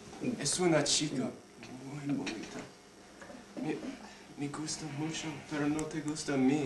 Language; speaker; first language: Spanish; non-native, learner; English